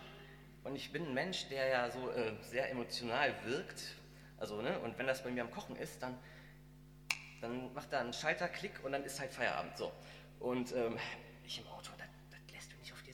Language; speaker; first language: German; native; German